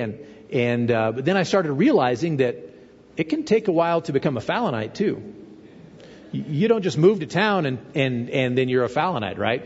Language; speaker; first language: English; native; English